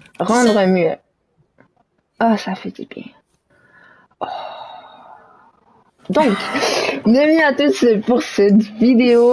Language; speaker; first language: French; native; French